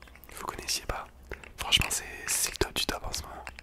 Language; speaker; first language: French; native; French